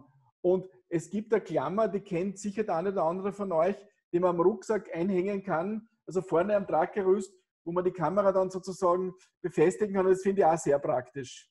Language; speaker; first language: German; native; German